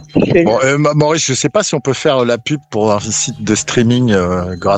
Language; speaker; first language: French; native; French